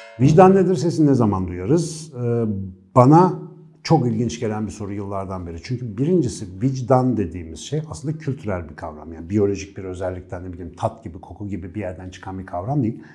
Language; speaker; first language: Turkish; native; Turkish